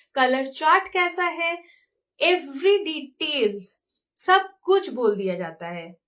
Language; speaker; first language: Hindi; non-native, local second language; Bangla